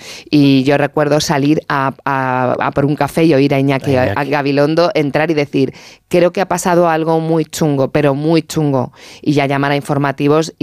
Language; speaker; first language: Spanish; native; Spanish